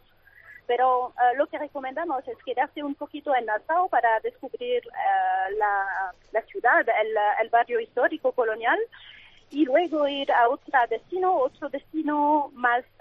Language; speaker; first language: Spanish; non-native, fluent; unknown